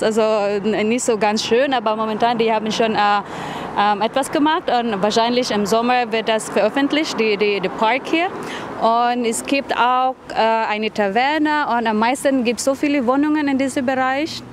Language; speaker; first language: German; non-native, learner; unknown